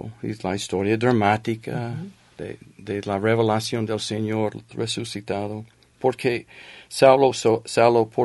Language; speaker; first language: Spanish; non-native, fluent; English